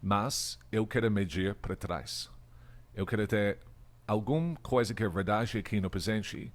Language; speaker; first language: Portuguese; non-native, fluent; English